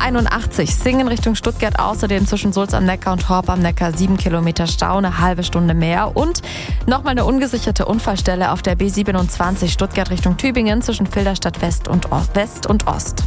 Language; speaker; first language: German; native; German